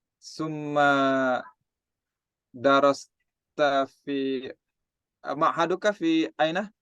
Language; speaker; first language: Arabic; non-native, fluent; Indonesian